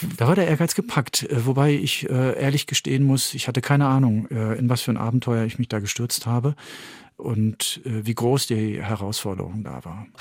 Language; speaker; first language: German; early bilingual, heritage; French